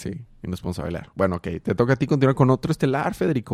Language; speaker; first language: Spanish; native; Spanish